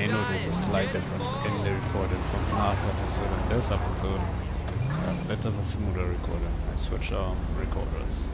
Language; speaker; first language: English; native; English